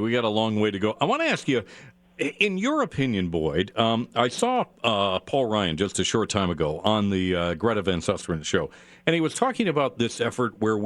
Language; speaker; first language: English; native; English